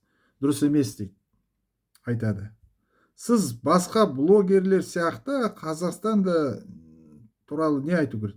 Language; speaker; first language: Kazakh; non-native, local second language; Russian